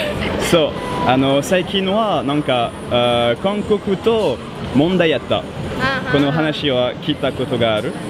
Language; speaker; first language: Japanese; non-native, learner; French